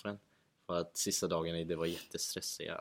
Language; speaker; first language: Swedish; non-native, fluent; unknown